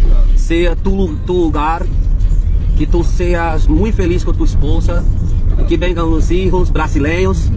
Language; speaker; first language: Spanish; non-native, fluent; Portuguese